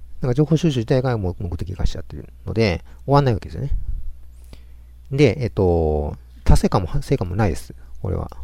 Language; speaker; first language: Japanese; native; Japanese